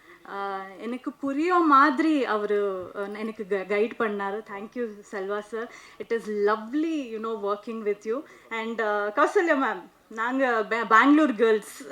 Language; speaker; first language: Tamil; non-native, local second language; Kannada